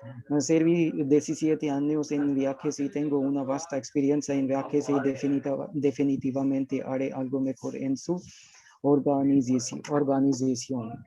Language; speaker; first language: Spanish; non-native, learner; Hindi